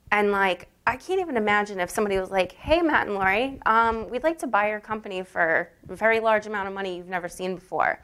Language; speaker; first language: English; native; English